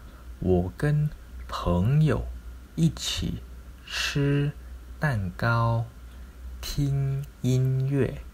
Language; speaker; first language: Chinese; non-native, local second language; Malay